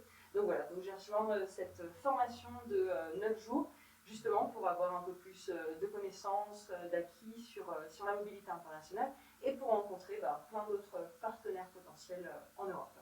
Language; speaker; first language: French; native; French